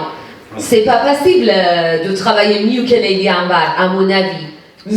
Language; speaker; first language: French; non-native, fluent; Persian